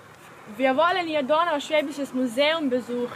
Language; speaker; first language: German; non-native, learner; Serbian